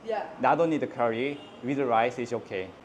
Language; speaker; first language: English; non-native, learner; Korean